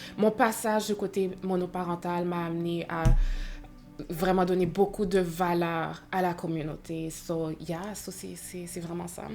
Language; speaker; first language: French; native; French